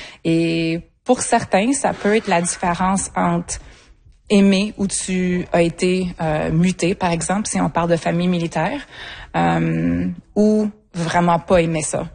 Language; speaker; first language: French; native; French